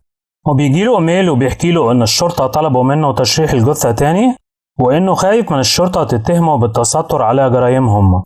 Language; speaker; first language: Arabic; native; Arabic